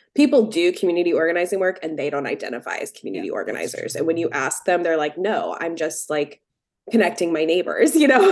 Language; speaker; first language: English; native; English